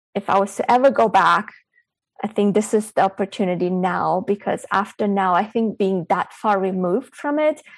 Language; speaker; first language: English; early bilingual, other home language; Bulgarian